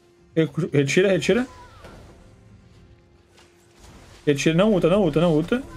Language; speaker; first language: Portuguese; native; Portuguese